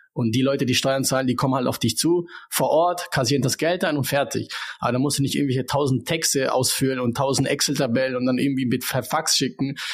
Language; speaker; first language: German; early bilingual, other home language; Spanish